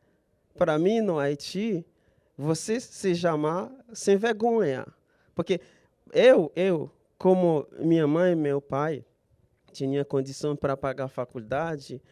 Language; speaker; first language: Portuguese; non-native, fluent; Haitian Creole